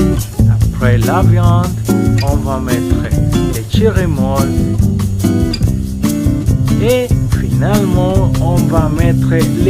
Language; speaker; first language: French; non-native, learner; Spanish